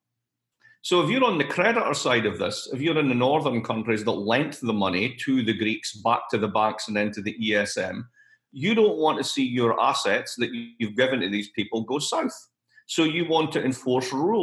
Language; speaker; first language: English; native; English